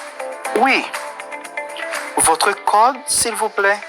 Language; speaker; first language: French; non-native, fluent; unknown